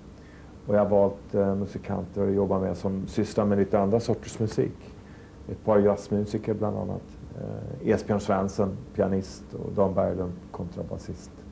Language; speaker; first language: Swedish; native; Swedish